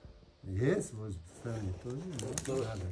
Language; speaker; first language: Russian; non-native, local second language; Tajik